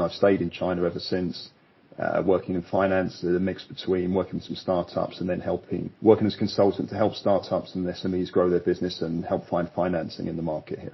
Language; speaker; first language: English; native; English